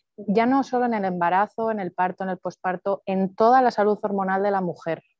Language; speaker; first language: Spanish; native; Spanish